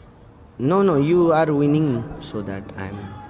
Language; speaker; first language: English; non-native, local second language; Nepali